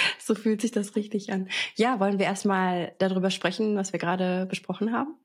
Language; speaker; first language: German; early bilingual, other home language; Arabic